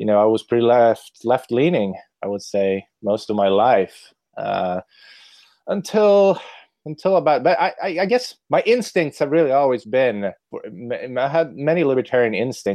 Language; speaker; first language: English; non-native, fluent; Swedish